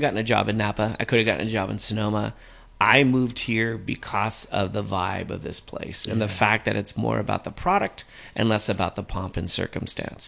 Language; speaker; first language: English; native; English